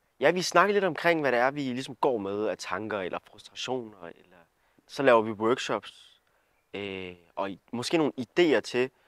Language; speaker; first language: Danish; early bilingual, other home language; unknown